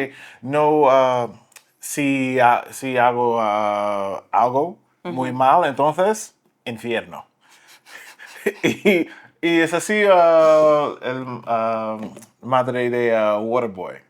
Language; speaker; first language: Spanish; non-native, learner; English